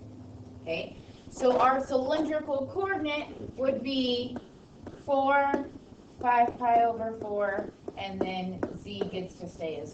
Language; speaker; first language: English; native; English